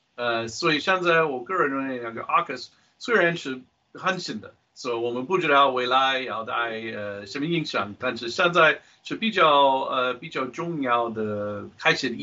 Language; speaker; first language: Chinese; non-native, fluent; English